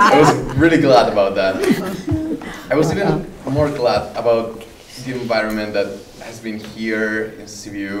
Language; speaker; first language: English; non-native, fluent; Italian